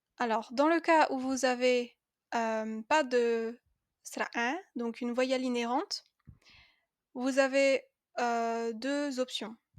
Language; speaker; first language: French; native; French